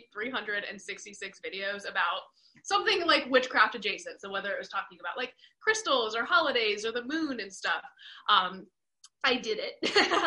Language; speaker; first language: English; native; English